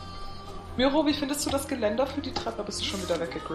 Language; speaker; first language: German; native; German